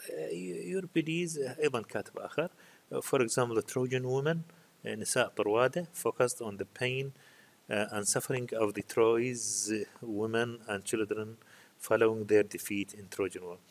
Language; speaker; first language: English; non-native, fluent; Arabic